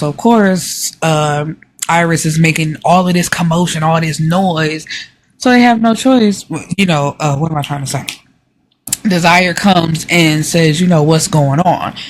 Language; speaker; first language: English; native; English